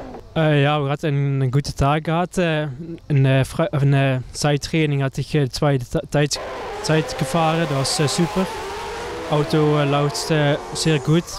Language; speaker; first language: German; non-native, learner; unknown